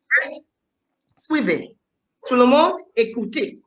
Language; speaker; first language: French; non-native, fluent; English